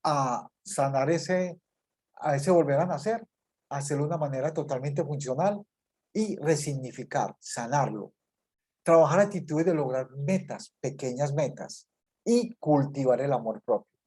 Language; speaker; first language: Spanish; native; Spanish